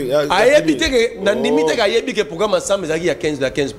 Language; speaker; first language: French; non-native, local second language; Lingala